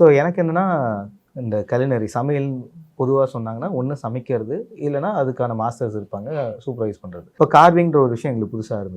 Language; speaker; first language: Tamil; native; Tamil